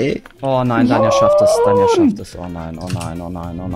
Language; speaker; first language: German; native; German